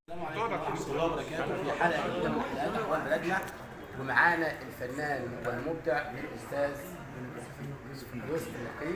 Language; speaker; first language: Arabic; native; Arabic